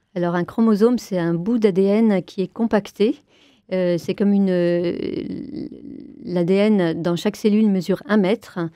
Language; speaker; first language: French; native; French